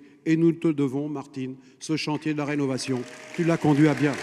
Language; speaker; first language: French; native; French